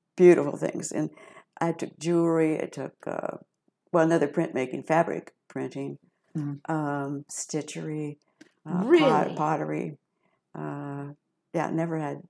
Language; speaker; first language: English; native; English